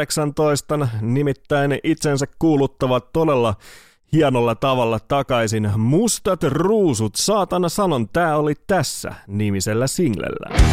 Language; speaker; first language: Finnish; native; Finnish